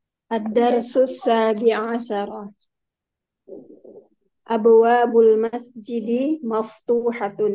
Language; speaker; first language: Arabic; non-native, learner; Indonesian